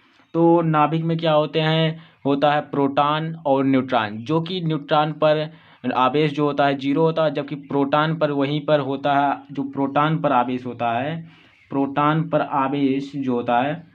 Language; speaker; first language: Hindi; native; Hindi